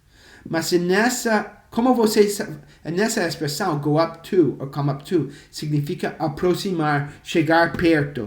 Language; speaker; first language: Portuguese; non-native, fluent; English